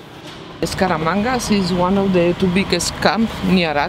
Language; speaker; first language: English; non-native, learner; Arabic